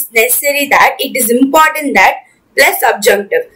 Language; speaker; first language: English; non-native, local second language; Tamil